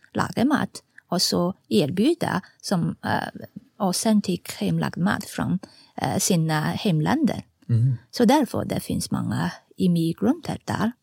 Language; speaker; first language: Swedish; non-native, fluent; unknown